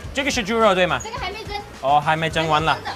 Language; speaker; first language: Chinese; non-native, learner; English